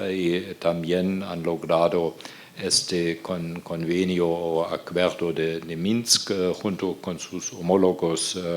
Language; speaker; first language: Spanish; non-native, fluent; German